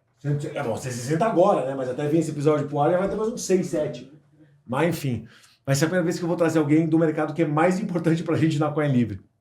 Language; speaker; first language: Portuguese; native; Portuguese